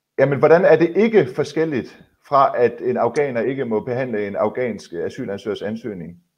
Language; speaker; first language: Danish; early bilingual, other home language; Persian